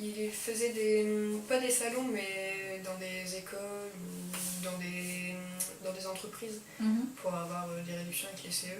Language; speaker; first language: French; native; French